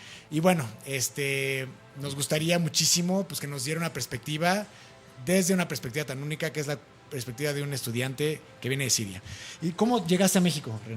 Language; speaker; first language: Spanish; native; Spanish